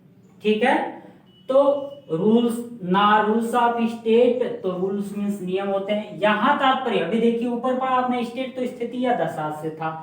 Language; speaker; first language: Hindi; native; Hindi